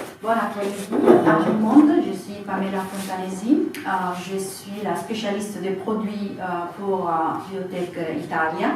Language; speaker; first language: French; non-native, fluent; Italian